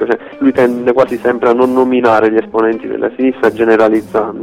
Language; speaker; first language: Italian; native; Italian